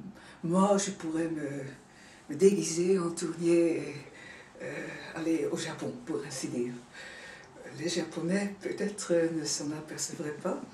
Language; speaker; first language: French; non-native, fluent; Dutch